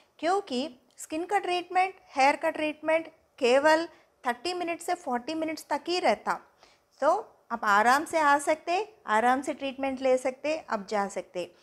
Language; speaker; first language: Hindi; non-native, local second language; Telugu